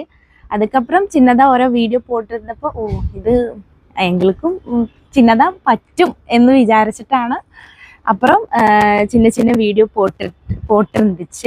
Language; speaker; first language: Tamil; non-native, learner; Malayalam